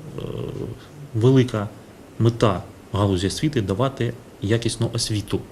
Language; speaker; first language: Ukrainian; native; Ukrainian